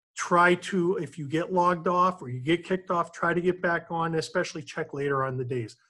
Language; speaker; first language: English; native; English